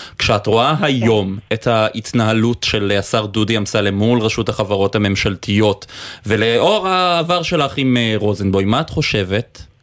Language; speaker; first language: Hebrew; native; Hebrew